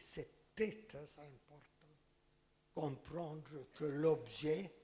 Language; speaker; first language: French; non-native, fluent; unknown